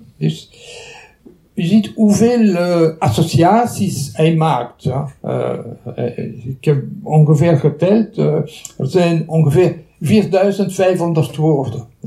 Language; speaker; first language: Dutch; non-native, local second language; French